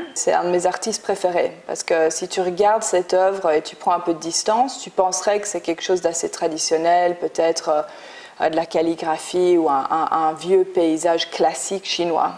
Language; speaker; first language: French; early bilingual, other home language; English